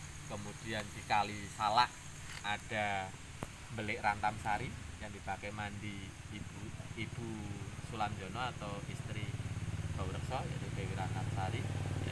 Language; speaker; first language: Indonesian; native; Indonesian